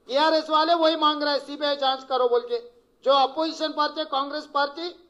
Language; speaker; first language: Hindi; non-native, local second language; Telugu